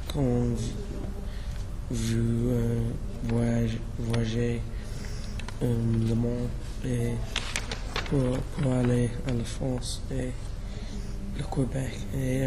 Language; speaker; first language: French; non-native, learner; English